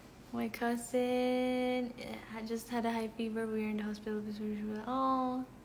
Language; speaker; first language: English; non-native, local second language; Filipino